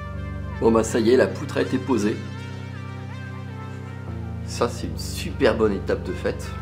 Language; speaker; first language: French; native; French